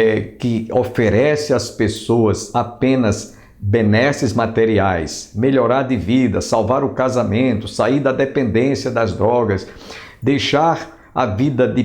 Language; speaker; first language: Portuguese; native; Portuguese